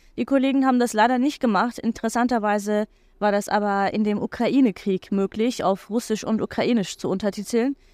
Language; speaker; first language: German; non-native, fluent; Turkish